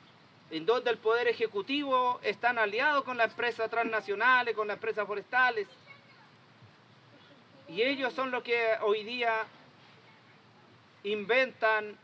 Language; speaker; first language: Spanish; native; Spanish